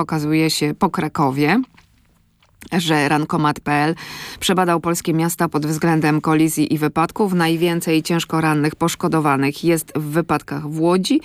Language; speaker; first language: Polish; native; Polish